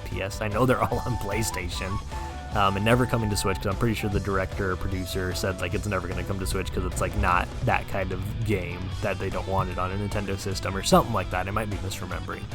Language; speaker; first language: English; native; English